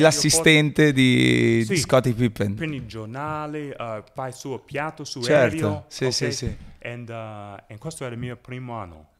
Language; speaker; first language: Italian; non-native, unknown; English